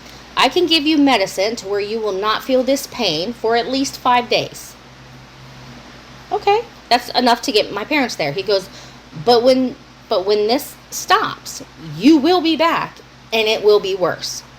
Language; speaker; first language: English; native; English